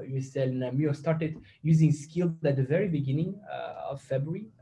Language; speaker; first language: English; non-native, fluent; French